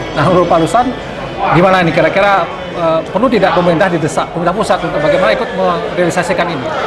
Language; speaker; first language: Indonesian; native; Indonesian